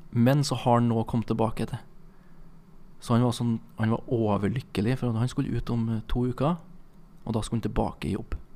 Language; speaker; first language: Norwegian; native; Norwegian